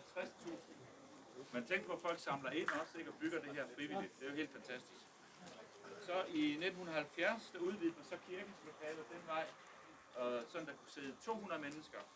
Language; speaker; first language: Danish; early bilingual, other home language; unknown